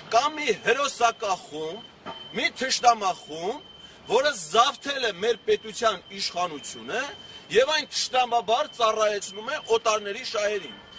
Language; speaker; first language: Armenian; native; Armenian